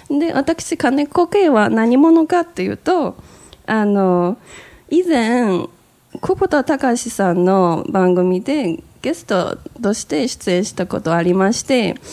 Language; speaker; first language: Japanese; non-native, fluent; Chinese